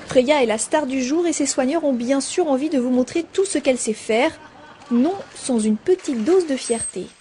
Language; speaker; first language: French; native; French